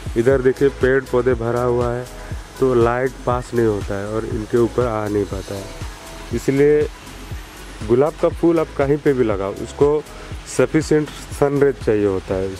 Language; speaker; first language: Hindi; non-native, local second language; Odia